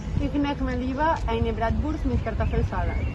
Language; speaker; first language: German; non-native, learner; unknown